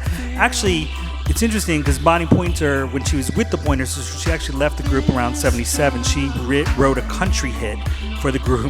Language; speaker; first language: English; native; English